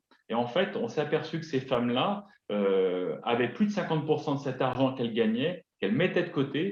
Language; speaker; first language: French; native; French